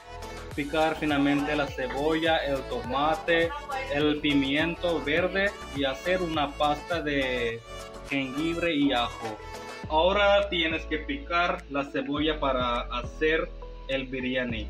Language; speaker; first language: Spanish; non-native, learner; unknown